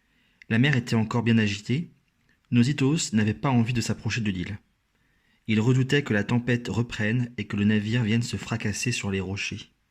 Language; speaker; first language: French; native; French